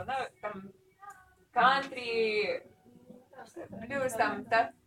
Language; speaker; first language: Ukrainian; early bilingual, other home language; English